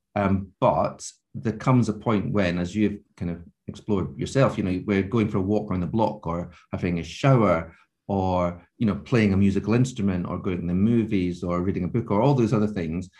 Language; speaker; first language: English; native; English